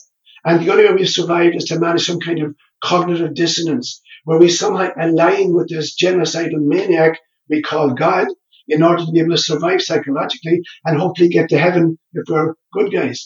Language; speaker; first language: English; non-native, local second language; Irish